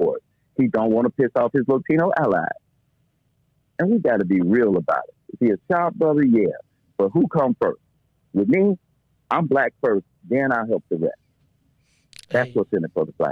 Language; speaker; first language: English; native; English